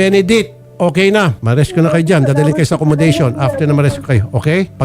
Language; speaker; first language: Filipino; native; Filipino